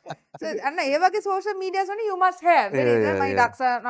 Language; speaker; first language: English; non-native, local second language; Sinhala